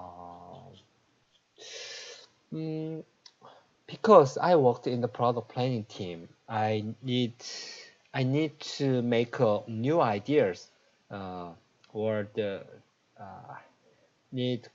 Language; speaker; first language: English; non-native, learner; Korean